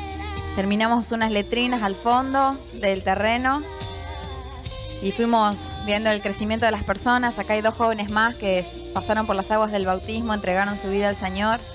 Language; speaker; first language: Spanish; native; Spanish